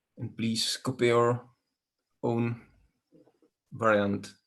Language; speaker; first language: English; non-native, learner; Czech